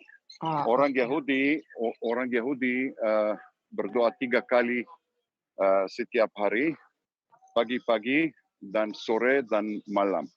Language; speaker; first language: Indonesian; non-native, learner; Hebrew